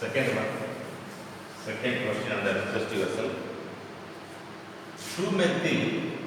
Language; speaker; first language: English; non-native, local second language; Tamil